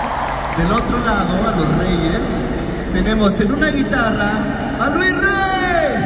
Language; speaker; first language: Spanish; native; Spanish